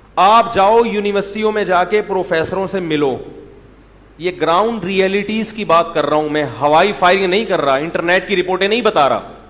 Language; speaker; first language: Urdu; native; Urdu